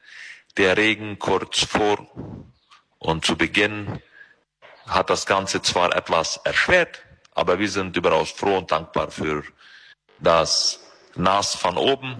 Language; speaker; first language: German; early bilingual, heritage; German